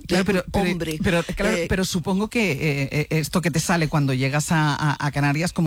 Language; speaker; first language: Spanish; native; Spanish